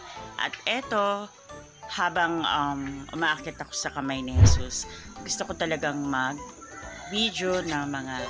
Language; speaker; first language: Filipino; native; Filipino